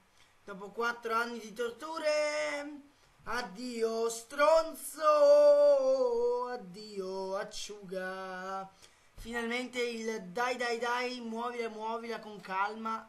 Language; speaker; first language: Italian; native; Italian